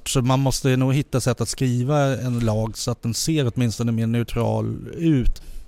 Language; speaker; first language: Swedish; native; Swedish